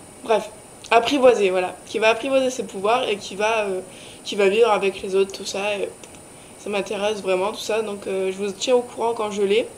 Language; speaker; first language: French; native; French